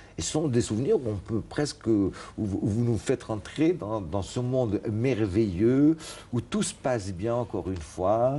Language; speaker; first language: French; non-native, local second language; Arabic